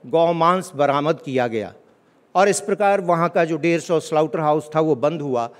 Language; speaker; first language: Hindi; native; Hindi